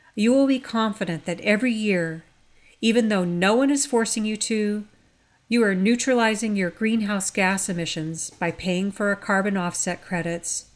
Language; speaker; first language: English; native; English